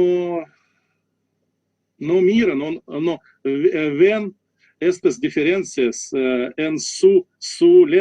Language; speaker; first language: Spanish; non-native, learner; Russian